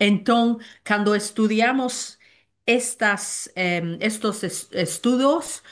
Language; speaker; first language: Galician; non-native, learner; Welsh